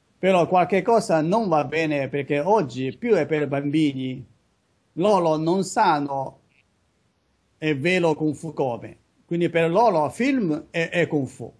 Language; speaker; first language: Italian; non-native, learner; Chinese